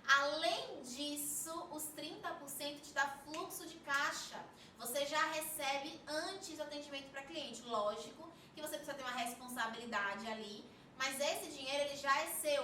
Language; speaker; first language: Portuguese; native; Portuguese